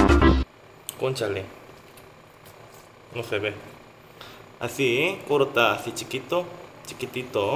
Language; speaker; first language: Spanish; non-native, learner; Korean